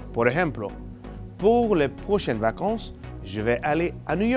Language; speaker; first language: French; non-native, fluent; Spanish